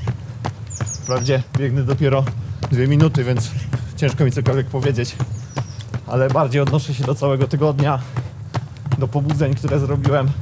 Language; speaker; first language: Polish; native; Polish